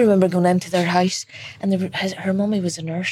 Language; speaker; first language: English; native; English